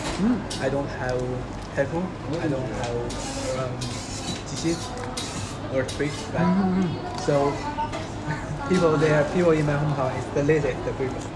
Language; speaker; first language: English; non-native, learner; Chinese